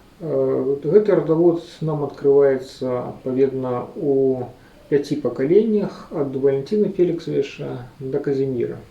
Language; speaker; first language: Belarusian; native; Belarusian